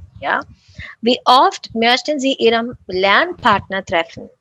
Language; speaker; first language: German; non-native, learner; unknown